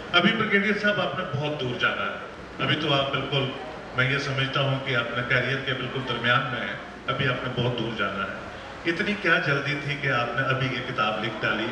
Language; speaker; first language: Hindi; non-native, local second language; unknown